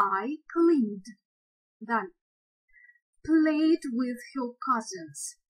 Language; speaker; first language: English; non-native, fluent; Ukrainian